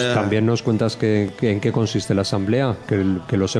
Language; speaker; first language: Spanish; native; Spanish